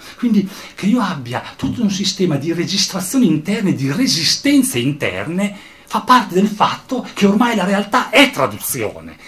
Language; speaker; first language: Italian; native; Italian